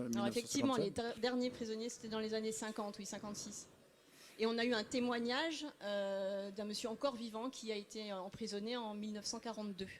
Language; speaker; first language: French; native; French